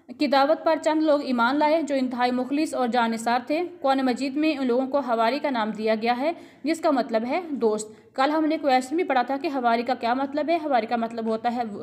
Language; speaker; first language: Urdu; non-native, local second language; Punjabi